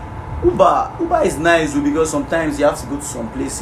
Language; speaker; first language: English; non-native, local second language; Yoruba